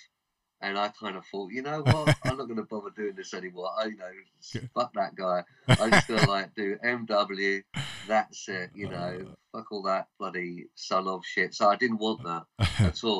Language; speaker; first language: English; native; English